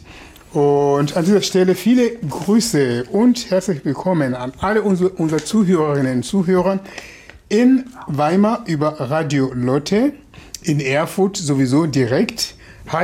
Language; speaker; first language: German; non-native, fluent; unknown